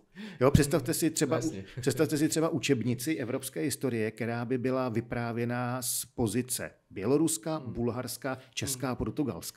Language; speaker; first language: Czech; native; Czech